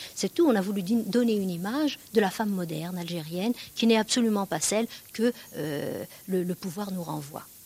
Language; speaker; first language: French; early bilingual, other home language; Kabyle